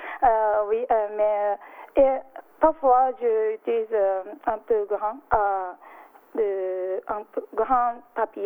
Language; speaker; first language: French; non-native, learner; Japanese